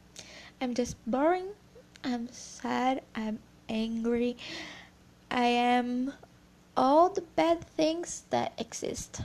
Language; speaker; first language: English; non-native, learner; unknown